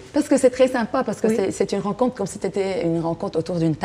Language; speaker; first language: French; non-native, local second language; Arabic